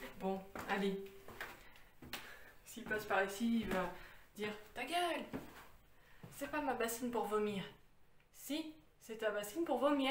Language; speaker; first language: French; native; French